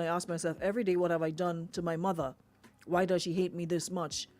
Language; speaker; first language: English; native; English